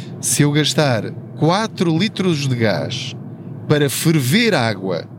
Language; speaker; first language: Portuguese; native; Portuguese